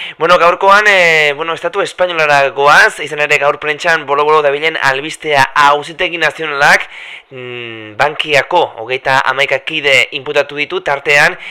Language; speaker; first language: Basque; native; Basque